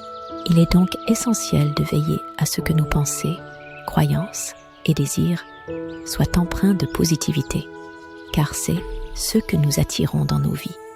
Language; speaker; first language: French; native; French